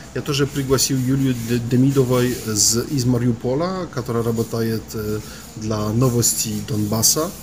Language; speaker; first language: Russian; non-native, fluent; Polish